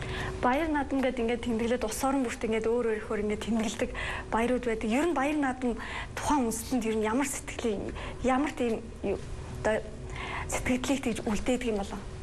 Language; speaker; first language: Mongolian; native; Mongolian